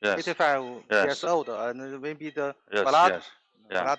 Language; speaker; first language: English; non-native, learner; Chinese